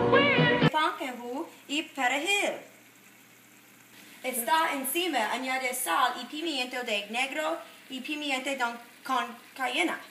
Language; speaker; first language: Spanish; non-native, learner; English